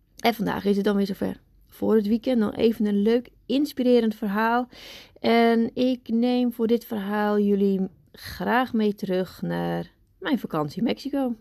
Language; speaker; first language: Dutch; native; Dutch